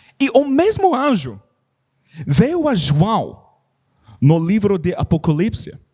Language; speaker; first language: Portuguese; non-native, learner; English